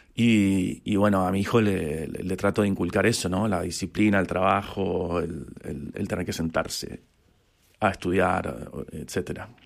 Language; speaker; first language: Spanish; native; Spanish